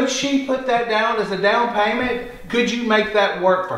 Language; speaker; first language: English; native; English